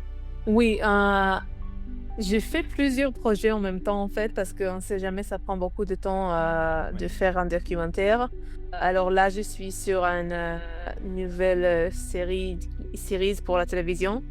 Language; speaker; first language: French; non-native, learner; Hebrew